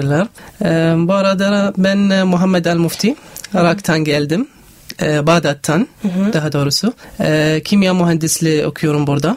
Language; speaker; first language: Turkish; non-native, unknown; Arabic